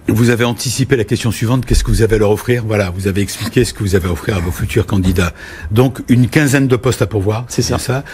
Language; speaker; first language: French; native; French